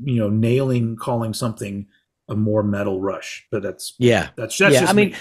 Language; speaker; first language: English; native; English